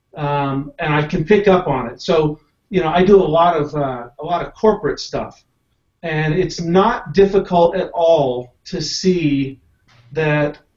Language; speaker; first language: English; native; English